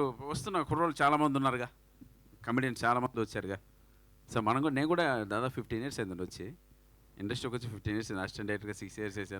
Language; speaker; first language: Telugu; native; Telugu